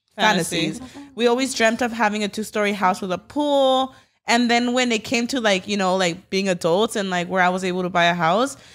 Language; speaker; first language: English; early bilingual, other home language; Spanish